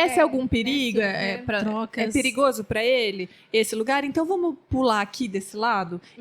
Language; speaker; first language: Portuguese; native; Portuguese